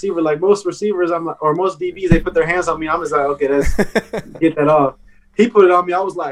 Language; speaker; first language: English; native; English